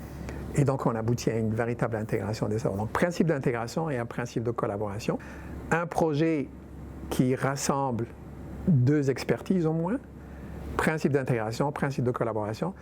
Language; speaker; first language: French; native; French